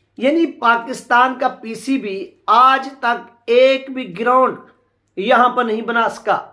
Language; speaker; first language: Urdu; native; Urdu